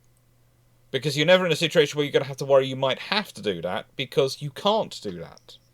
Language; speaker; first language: English; native; English